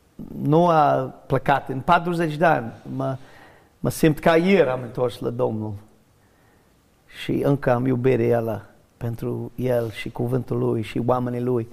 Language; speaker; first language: Romanian; non-native, learner; English